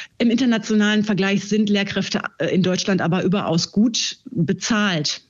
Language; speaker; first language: German; native; German